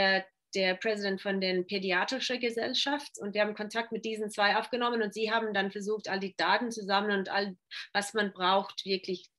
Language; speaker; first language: German; non-native, fluent; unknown